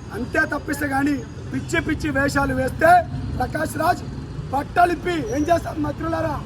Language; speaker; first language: Telugu; non-native, local second language; Lambadi